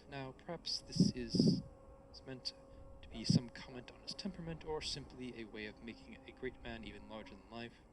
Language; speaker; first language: English; native; English